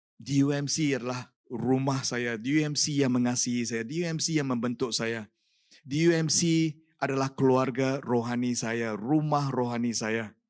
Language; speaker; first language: Malay; non-native, local second language; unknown